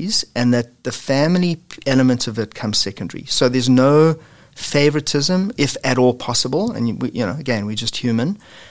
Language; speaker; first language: English; native; English